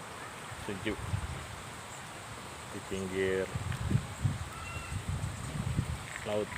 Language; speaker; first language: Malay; non-native, local second language; Javanese